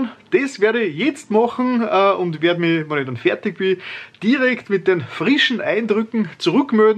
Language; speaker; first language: German; native; German